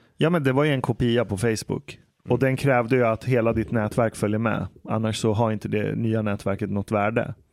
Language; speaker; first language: Swedish; early bilingual, other home language; Persian